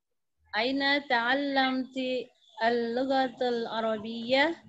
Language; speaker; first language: Arabic; non-native, learner; Indonesian